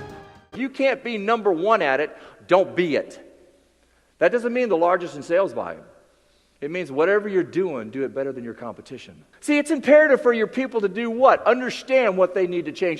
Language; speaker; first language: English; native; English